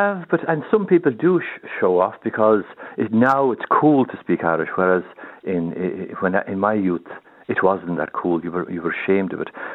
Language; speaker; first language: English; non-native, local second language; Irish